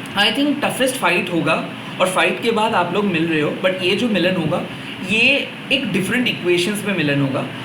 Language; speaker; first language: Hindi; non-native, local second language; Bangla